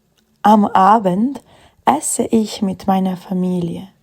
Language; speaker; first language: German; non-native, fluent; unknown